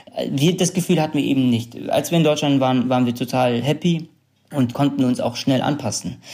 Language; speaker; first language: German; early bilingual, other home language; Kurdish